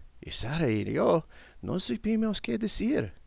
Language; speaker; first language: Spanish; non-native, learner; English